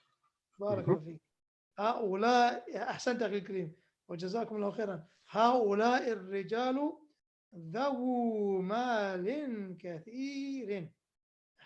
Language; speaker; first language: Arabic; non-native, fluent; English